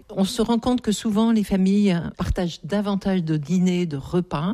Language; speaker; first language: French; native; French